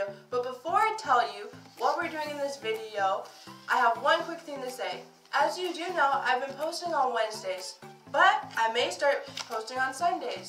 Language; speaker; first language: English; native; English